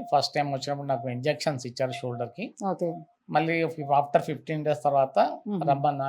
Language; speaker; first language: Telugu; native; Telugu